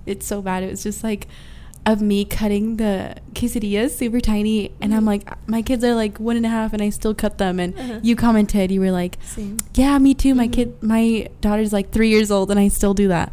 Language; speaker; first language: English; early bilingual, other home language; Spanish